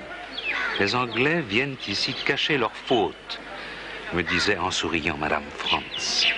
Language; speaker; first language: French; native; French